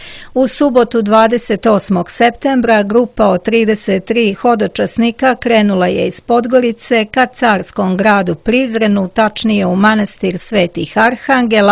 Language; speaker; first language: Croatian; native; Croatian